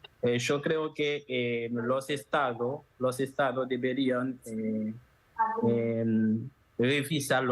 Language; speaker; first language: Spanish; non-native, fluent; Haitian Creole